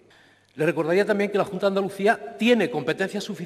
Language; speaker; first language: Spanish; native; Spanish